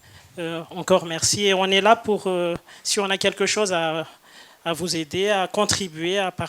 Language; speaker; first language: French; non-native, local second language; Malagasy